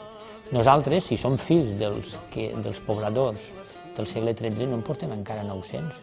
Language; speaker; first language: Catalan; native; Catalan